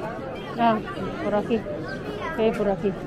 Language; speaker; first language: Spanish; non-native, learner; Filipino